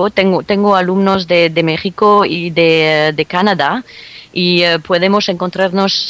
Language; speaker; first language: Spanish; non-native, fluent; French